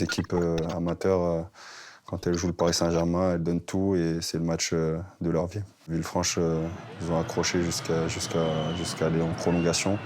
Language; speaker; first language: French; native; French